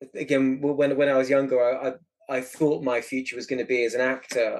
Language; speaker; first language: English; native; English